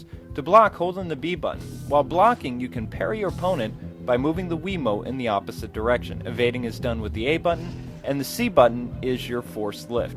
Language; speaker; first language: English; native; English